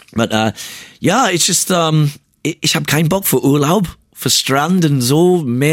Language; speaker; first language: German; non-native, learner; English